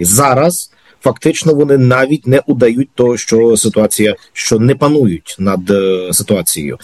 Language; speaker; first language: Ukrainian; native; Ukrainian